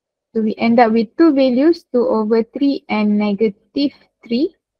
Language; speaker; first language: English; non-native, local second language; Malay